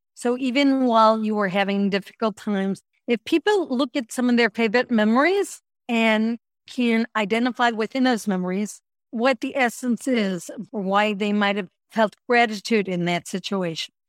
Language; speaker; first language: English; native; English